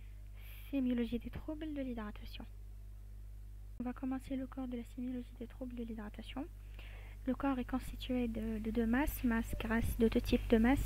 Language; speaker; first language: French; non-native, local second language; Arabic